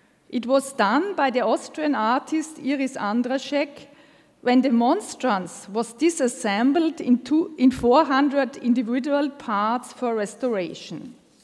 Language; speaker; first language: English; non-native, fluent; German